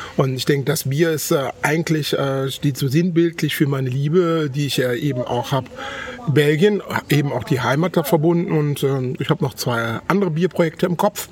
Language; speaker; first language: German; native; German